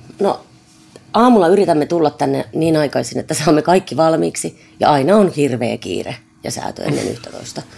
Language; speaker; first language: Finnish; native; Finnish